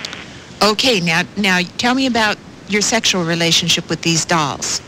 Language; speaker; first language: English; native; English